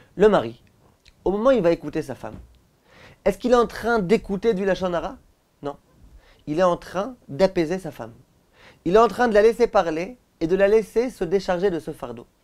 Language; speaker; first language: French; native; French